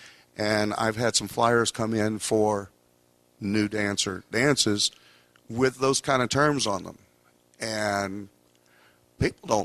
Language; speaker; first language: English; native; English